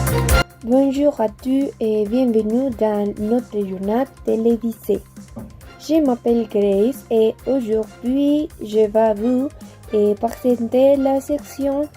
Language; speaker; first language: French; non-native, learner; Spanish